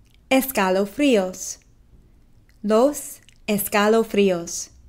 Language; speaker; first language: Spanish; non-native, fluent; English